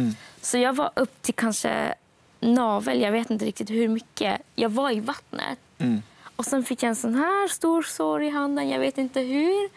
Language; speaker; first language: Swedish; non-native, fluent; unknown